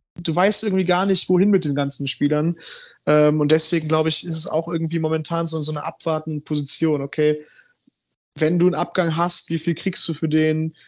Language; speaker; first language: German; native; German